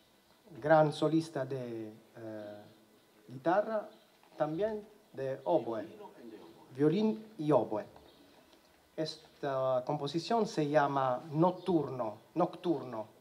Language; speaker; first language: Spanish; non-native, learner; Italian